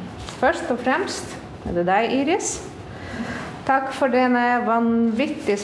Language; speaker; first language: Norwegian; non-native, fluent; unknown